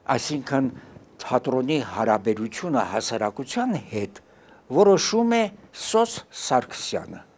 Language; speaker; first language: Armenian; early bilingual, heritage; Armenian